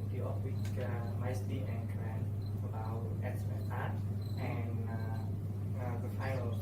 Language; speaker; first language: English; non-native, learner; Vietnamese